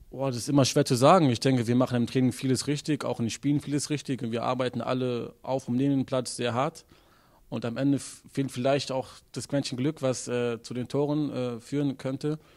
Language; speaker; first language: German; native; German